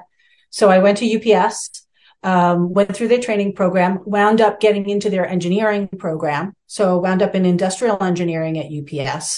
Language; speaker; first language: English; native; English